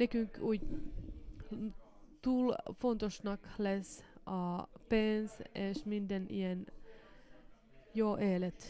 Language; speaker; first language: Hungarian; non-native, fluent; Finnish